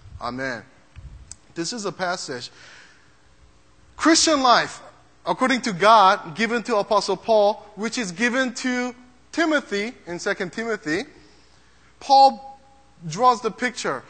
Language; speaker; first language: English; early bilingual, other home language; Korean